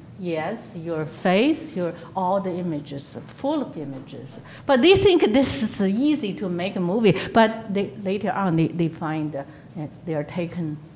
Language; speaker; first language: English; non-native, fluent; Chinese